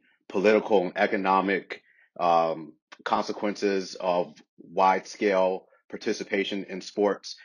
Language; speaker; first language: English; native; English